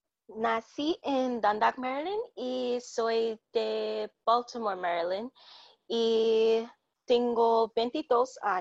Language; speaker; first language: Spanish; non-native, learner; English